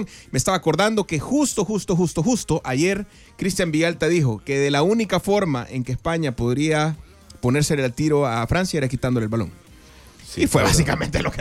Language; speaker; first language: Spanish; native; Spanish